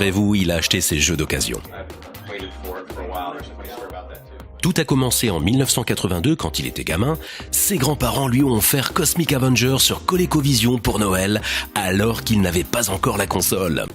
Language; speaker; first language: French; native; French